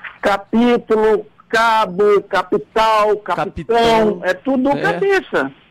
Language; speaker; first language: Portuguese; native; Portuguese